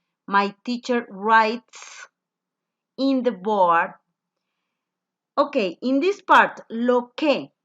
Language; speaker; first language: English; non-native, fluent; Spanish